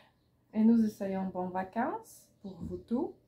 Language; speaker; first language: French; non-native, learner; Russian